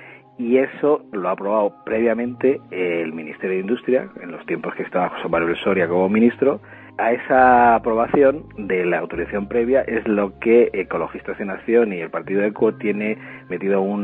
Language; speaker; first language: Spanish; native; Spanish